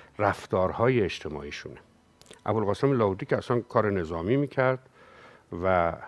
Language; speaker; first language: Persian; native; Persian